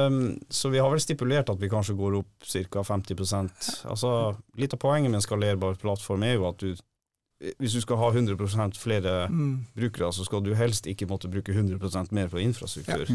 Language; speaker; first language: Norwegian; native; Norwegian